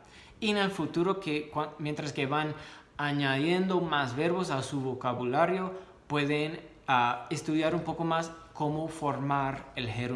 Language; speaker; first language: Spanish; non-native, fluent; English